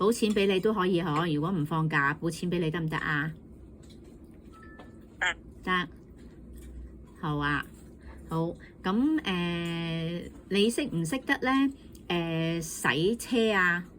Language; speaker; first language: Cantonese; native; Cantonese